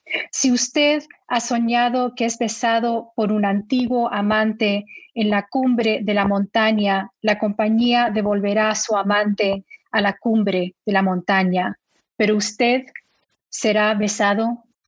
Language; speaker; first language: Spanish; early bilingual, heritage; Spanish